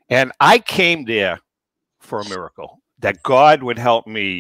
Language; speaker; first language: English; native; English